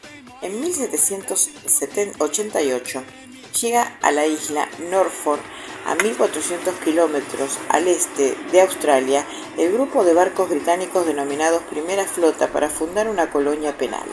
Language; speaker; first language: Spanish; native; Spanish